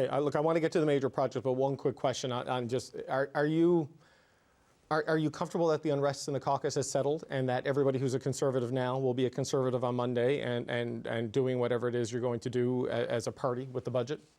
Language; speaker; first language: English; native; English